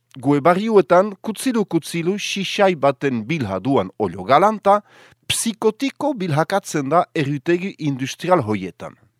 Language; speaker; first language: Basque; native; Basque